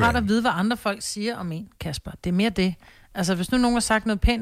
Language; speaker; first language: Danish; native; Danish